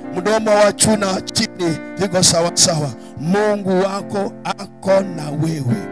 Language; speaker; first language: Swahili; non-native, local second language; Luyia